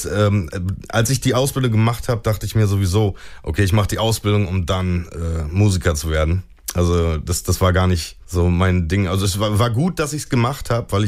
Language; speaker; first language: German; native; German